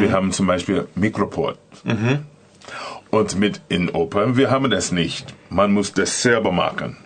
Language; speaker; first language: German; non-native, learner; English